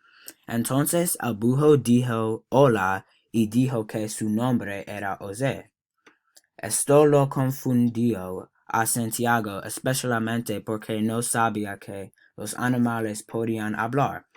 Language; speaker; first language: Spanish; non-native, learner; English